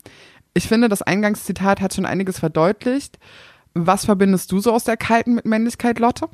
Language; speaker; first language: German; native; German